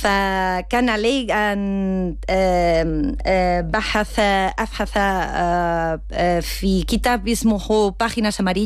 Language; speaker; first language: Arabic; non-native, learner; Spanish